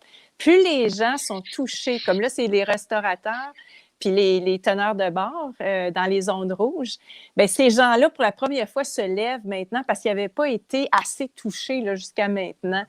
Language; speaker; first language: French; native; French